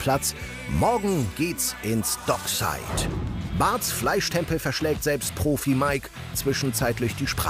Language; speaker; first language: German; native; German